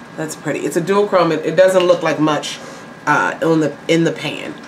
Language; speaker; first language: English; native; English